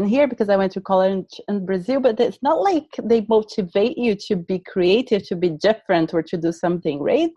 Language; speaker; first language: English; non-native, fluent; Portuguese